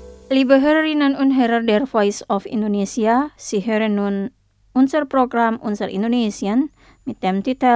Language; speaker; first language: German; non-native, fluent; Indonesian